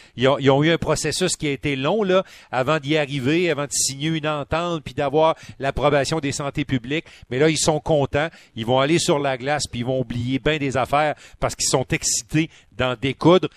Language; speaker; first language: French; native; French